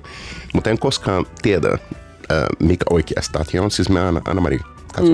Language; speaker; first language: Finnish; non-native, fluent; Portuguese